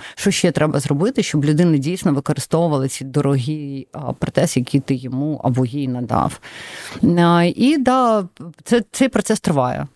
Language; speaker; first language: Ukrainian; non-native, local second language; Russian